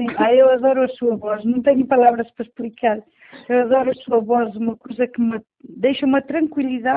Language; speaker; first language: Portuguese; early bilingual, heritage; Portuguese